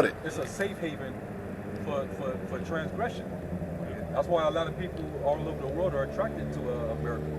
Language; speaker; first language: English; native; English